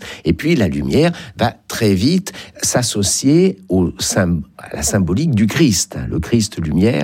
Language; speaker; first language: French; native; French